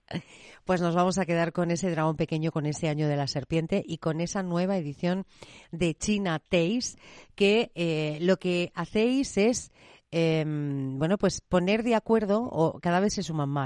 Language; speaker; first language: Spanish; native; Spanish